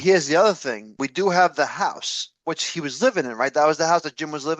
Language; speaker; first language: English; native; English